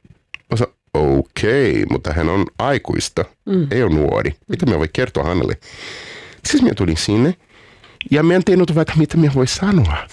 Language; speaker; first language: Finnish; non-native, learner; Portuguese